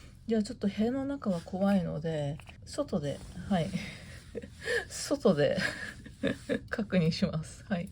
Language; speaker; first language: Japanese; native; Japanese